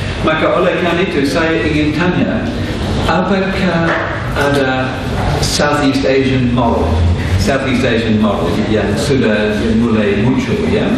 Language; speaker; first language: Indonesian; non-native, fluent; English